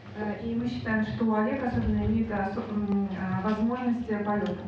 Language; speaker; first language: Russian; native; Russian